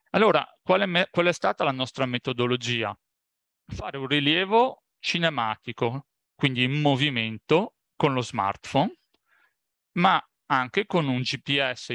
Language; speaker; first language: Italian; native; Italian